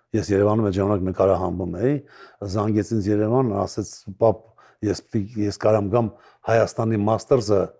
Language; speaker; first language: Armenian; native; Armenian